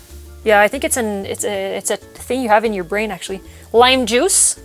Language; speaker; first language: English; non-native, local second language; French